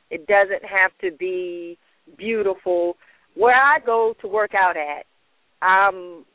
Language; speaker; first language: English; native; English